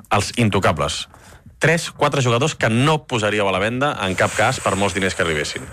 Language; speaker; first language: Catalan; native; Catalan